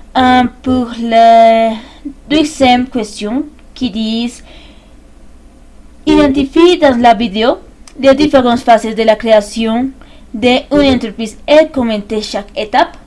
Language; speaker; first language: French; non-native, learner; Spanish